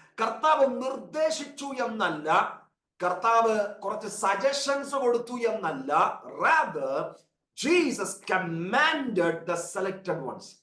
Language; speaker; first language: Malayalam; early bilingual, heritage; Malayalam